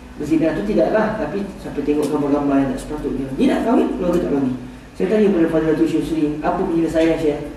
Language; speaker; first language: Malay; native; Malay